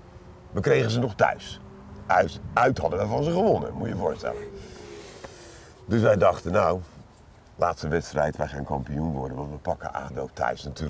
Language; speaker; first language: Dutch; native; Dutch